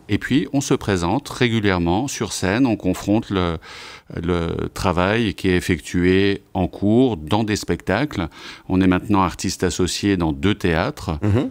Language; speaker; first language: French; native; French